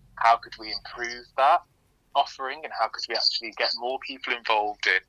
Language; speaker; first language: English; native; English